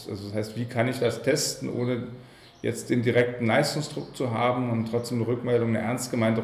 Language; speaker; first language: German; native; German